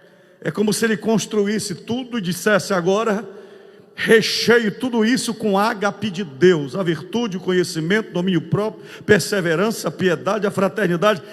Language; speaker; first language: Portuguese; native; Portuguese